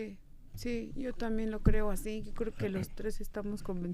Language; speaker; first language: Spanish; native; Spanish